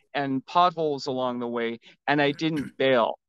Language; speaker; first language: English; native; English